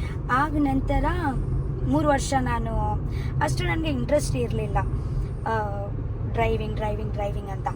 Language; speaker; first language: Kannada; non-native, local second language; Tulu